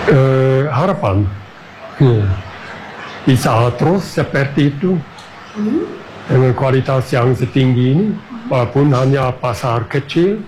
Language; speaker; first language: Indonesian; non-native, fluent; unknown